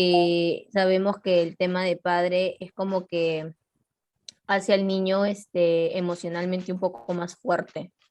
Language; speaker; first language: Spanish; native; Spanish